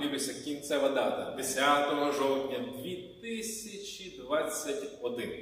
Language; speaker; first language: Ukrainian; native; Ukrainian